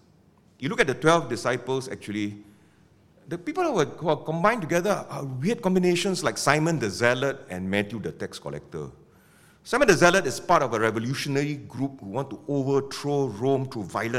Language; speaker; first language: English; non-native, local second language; Min Nan Chinese